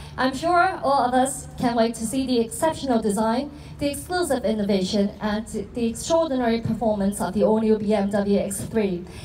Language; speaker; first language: English; non-native, local second language; Cantonese